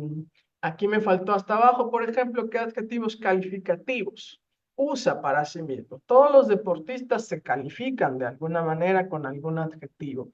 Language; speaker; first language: Spanish; native; Spanish